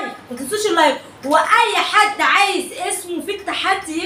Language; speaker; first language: Arabic; native; Arabic